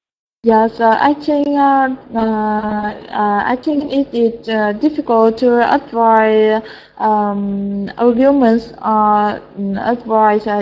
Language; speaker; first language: English; non-native, learner; Vietnamese